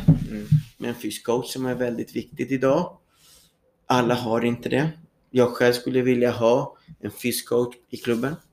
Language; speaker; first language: Swedish; non-native, fluent; Spanish